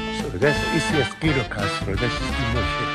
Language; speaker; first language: German; non-native, fluent; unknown